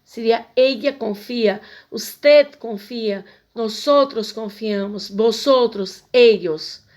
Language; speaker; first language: Spanish; non-native, fluent; Portuguese